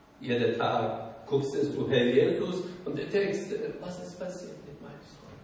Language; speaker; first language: German; non-native, learner; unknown